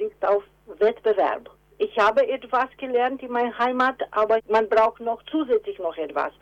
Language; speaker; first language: German; non-native, fluent; Romanian